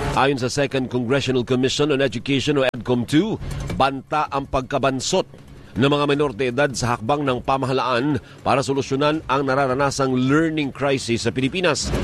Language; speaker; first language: Filipino; native; Filipino